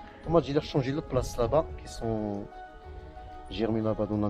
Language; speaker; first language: French; non-native, learner; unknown